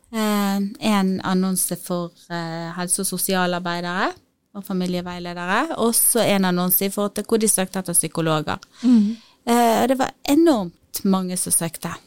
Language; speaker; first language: Norwegian; native; Norwegian